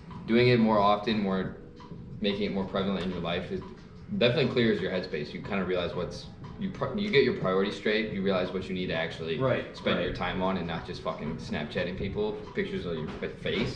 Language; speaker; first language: English; native; English